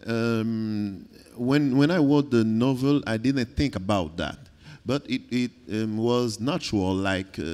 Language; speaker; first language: English; non-native, learner; Haitian Creole